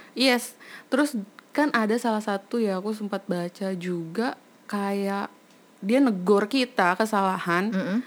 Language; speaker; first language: Indonesian; native; Indonesian